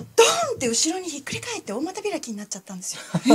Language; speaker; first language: Japanese; native; Japanese